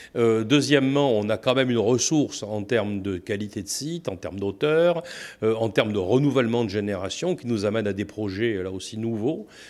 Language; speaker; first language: French; native; French